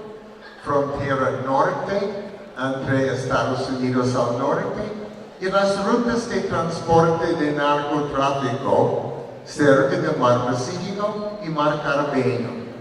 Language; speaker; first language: Spanish; non-native, learner; English